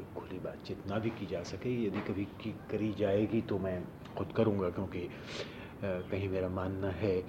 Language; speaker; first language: Hindi; non-native, local second language; Marwari